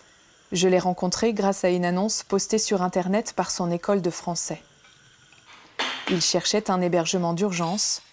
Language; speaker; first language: French; native; French